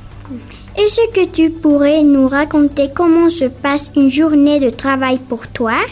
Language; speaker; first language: French; non-native, learner; Spanish